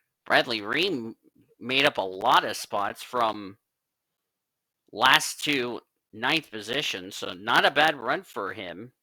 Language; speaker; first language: English; native; English